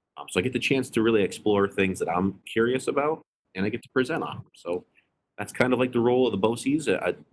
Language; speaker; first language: English; native; English